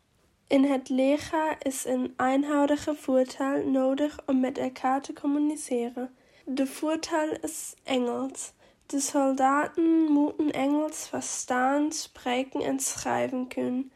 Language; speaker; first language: Dutch; non-native, learner; German